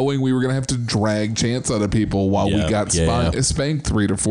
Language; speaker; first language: English; native; English